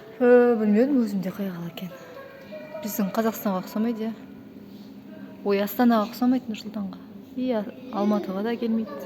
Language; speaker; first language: Kazakh; native; Kazakh